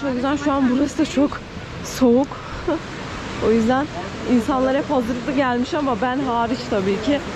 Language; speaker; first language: Turkish; native; Turkish